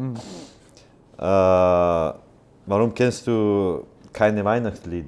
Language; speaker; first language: German; non-native, fluent; Icelandic